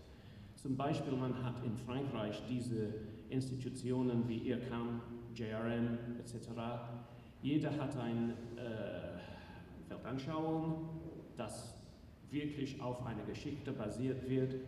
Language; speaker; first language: German; non-native, learner; English